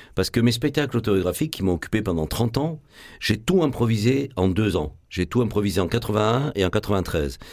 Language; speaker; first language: French; native; French